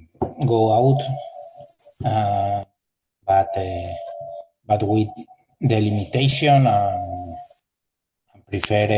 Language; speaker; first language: English; non-native, learner; Spanish